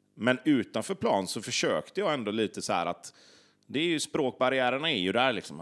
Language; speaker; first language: Swedish; native; Swedish